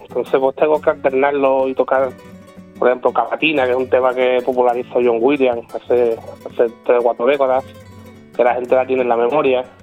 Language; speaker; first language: Spanish; native; Spanish